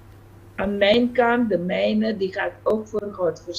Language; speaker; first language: Dutch; non-native, fluent; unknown